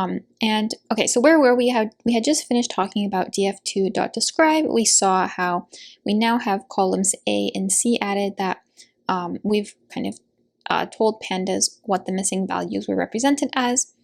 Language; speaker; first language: English; native; English